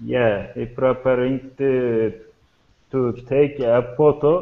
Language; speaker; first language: English; non-native, learner; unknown